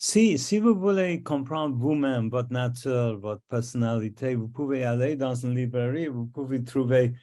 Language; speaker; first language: French; non-native, local second language; English